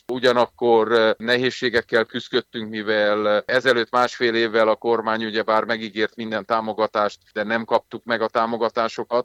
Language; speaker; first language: Hungarian; native; Hungarian